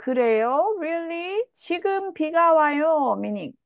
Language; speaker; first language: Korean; native; Korean